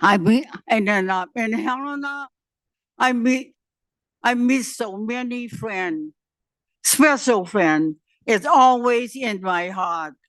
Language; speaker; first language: English; non-native, learner; Chinese